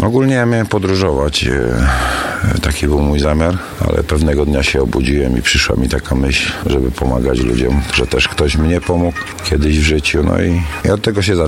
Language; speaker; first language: Polish; native; Polish